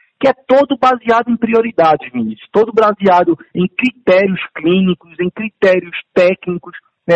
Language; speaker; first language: Portuguese; native; Portuguese